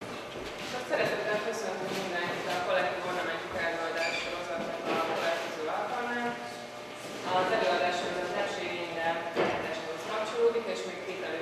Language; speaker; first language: Hungarian; native; Hungarian